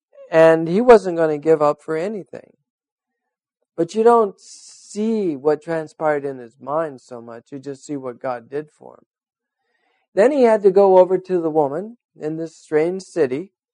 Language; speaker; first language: English; native; English